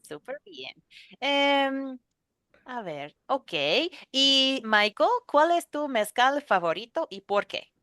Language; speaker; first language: Spanish; non-native, fluent; English